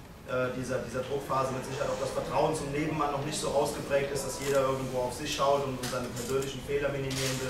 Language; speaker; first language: German; native; German